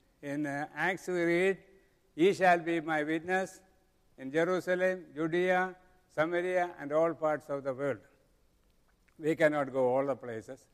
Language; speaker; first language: English; non-native, local second language; Malayalam